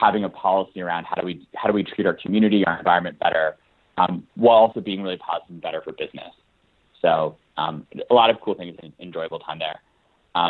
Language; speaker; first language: English; native; English